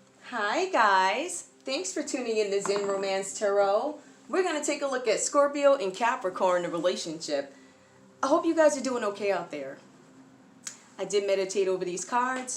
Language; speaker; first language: English; native; English